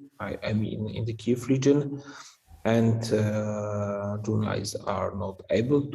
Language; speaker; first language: English; non-native, fluent; Polish